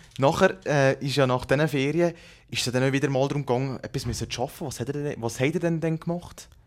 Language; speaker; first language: German; native; German